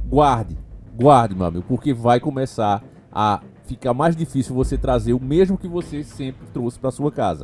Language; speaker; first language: Portuguese; native; Portuguese